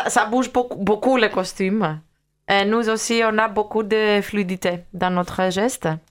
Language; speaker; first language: French; non-native, fluent; Greek